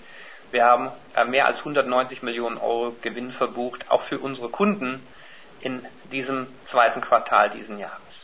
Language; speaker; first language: German; native; German